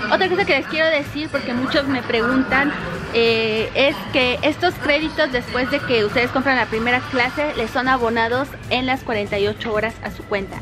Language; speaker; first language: Spanish; native; Spanish